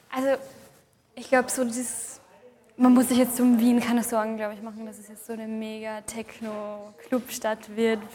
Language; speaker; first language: German; native; German